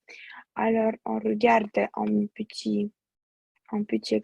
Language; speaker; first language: French; non-native, fluent; Russian